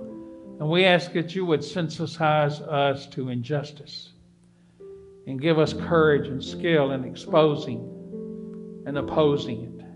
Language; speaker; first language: English; native; English